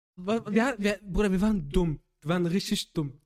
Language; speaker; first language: German; native; German